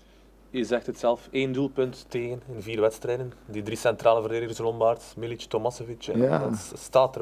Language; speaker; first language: Dutch; native; Dutch